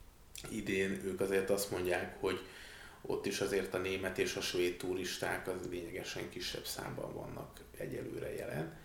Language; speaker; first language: Hungarian; native; Hungarian